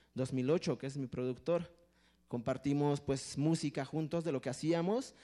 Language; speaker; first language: Spanish; non-native, local second language; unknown